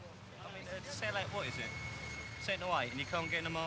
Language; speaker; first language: English; native; English